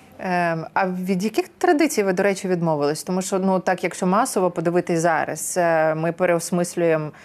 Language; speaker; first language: Ukrainian; native; Ukrainian